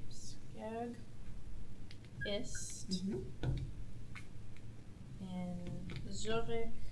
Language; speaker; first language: German; non-native, learner; English